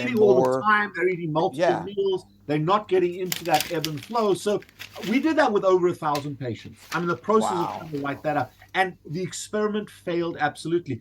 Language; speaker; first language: English; native; English